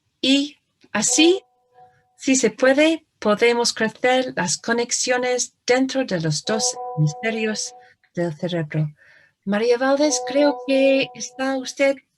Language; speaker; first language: Spanish; non-native, fluent; English